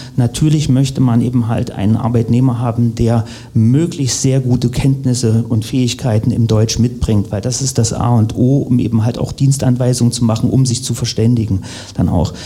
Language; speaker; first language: German; native; German